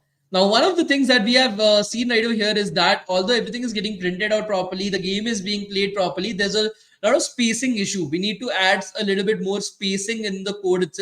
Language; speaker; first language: English; non-native, local second language; Hindi